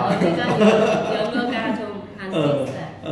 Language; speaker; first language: Korean; non-native, learner; Vietnamese